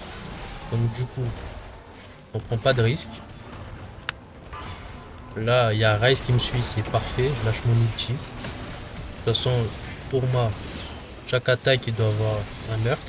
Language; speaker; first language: French; native; French